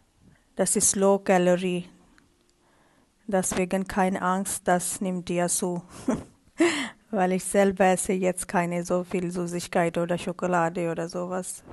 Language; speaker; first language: German; non-native, learner; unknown